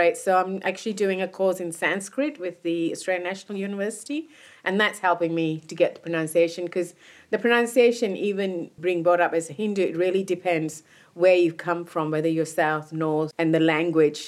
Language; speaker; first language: English; non-native, local second language; Tamil